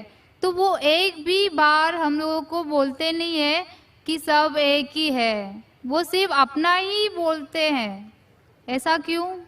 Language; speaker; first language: Hindi; non-native, local second language; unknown